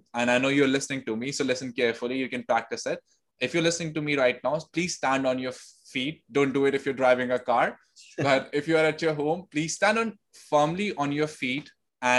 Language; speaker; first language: English; non-native, local second language; Hindi